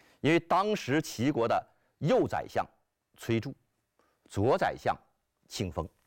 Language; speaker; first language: Chinese; native; Chinese